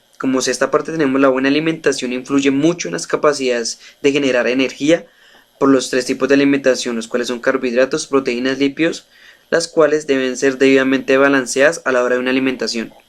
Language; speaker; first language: Spanish; native; Spanish